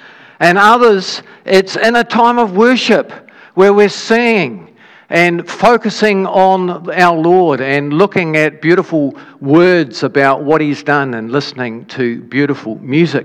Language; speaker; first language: English; native; English